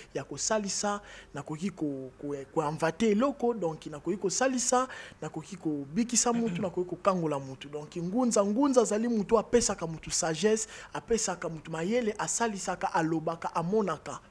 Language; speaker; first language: Lingala; non-native, local second language; Kongo